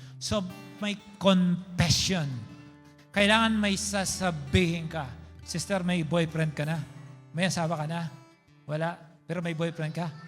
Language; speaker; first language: Filipino; non-native, local second language; Pampanga